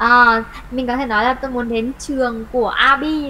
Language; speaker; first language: Vietnamese; native; Vietnamese